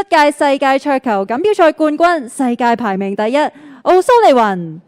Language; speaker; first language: Cantonese; native; Cantonese